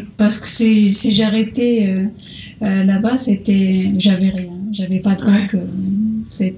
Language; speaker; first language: French; non-native, learner; Portuguese